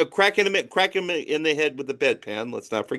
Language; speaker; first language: English; native; English